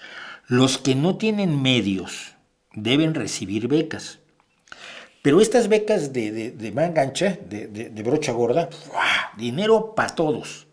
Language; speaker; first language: Spanish; native; Spanish